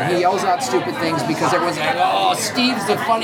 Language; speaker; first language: English; native; English